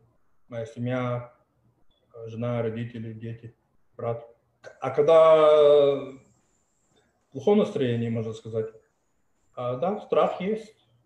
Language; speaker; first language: Russian; early bilingual, heritage; Russian